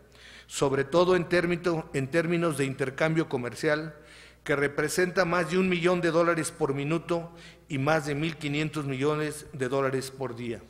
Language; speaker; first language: Spanish; native; Spanish